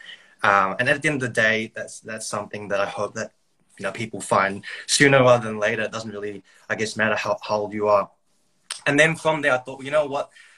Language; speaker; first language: English; native; English